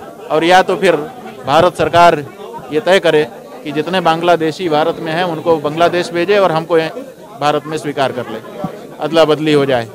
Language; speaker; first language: Hindi; native; Hindi